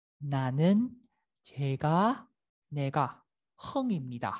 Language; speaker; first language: Korean; non-native, fluent; Vietnamese